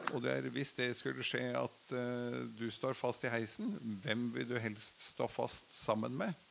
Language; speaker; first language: Norwegian; early bilingual, other home language; Latvian